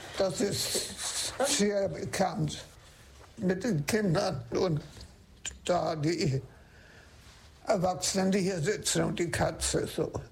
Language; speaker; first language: German; non-native, local second language; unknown